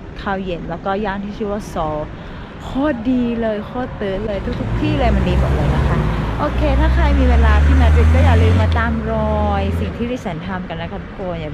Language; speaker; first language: Thai; native; Thai